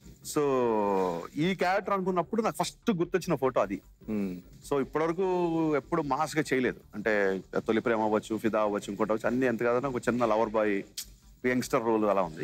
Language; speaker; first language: Telugu; native; Telugu